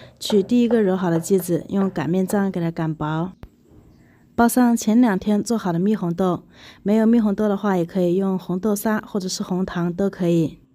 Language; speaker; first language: Chinese; native; Chinese